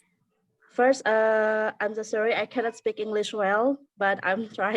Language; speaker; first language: English; non-native, learner; Indonesian